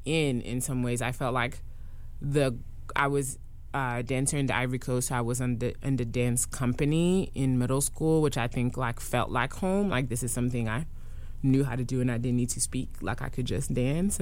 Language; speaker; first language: English; non-native, fluent; French